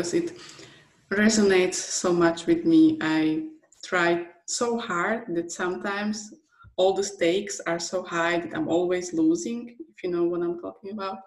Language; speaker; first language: English; non-native, fluent; Slovak